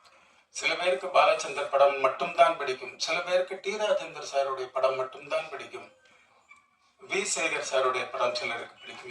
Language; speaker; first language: Tamil; native; Tamil